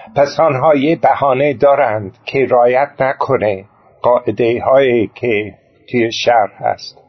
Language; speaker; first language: Persian; non-native, fluent; English